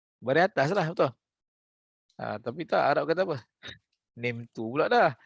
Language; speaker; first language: Malay; native; Malay